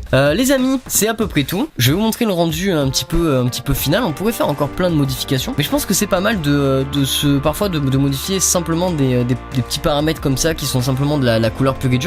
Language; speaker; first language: French; native; French